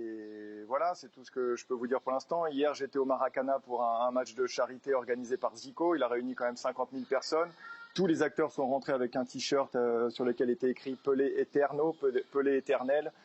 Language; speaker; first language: French; native; French